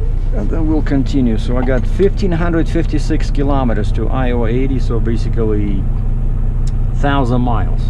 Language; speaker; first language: English; non-native, fluent; Russian